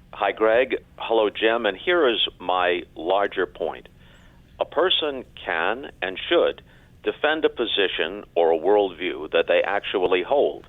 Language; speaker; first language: English; native; English